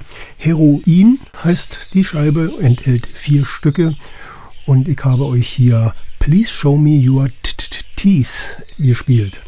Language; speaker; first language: German; native; German